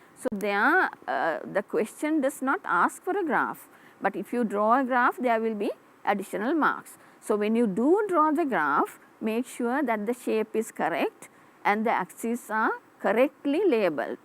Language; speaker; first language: English; non-native, local second language; Sinhala